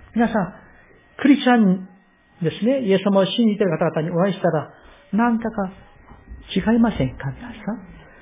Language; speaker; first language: Japanese; non-native, fluent; Korean